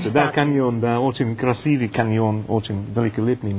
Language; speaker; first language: Russian; non-native, learner; English